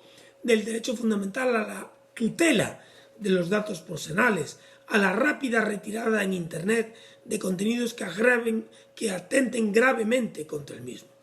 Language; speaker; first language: Spanish; native; Spanish